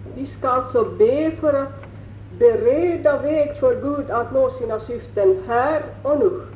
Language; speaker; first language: Swedish; native; Swedish